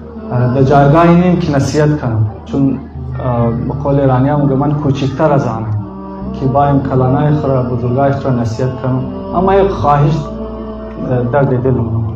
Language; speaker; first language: Persian; native; Persian